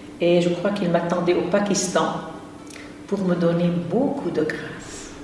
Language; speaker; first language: French; non-native, local second language; Arabic